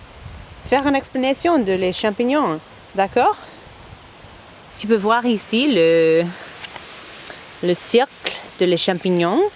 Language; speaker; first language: French; non-native, learner; English